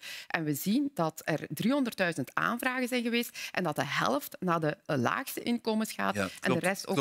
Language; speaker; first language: Dutch; native; Dutch